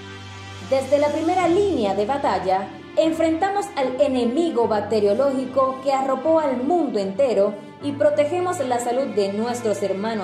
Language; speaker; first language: Spanish; native; Spanish